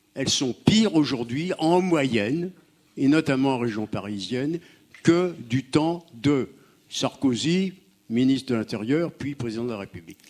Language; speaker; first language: French; native; French